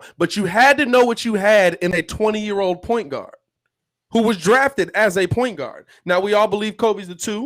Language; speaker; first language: English; native; English